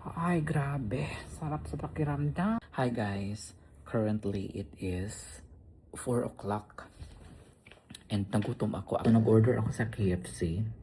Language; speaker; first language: Filipino; non-native, local second language; Cebuano